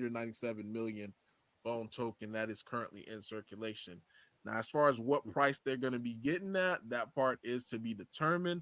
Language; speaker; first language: English; native; English